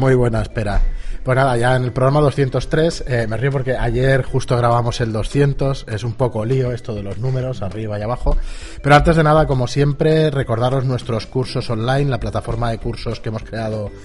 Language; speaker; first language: Spanish; native; Spanish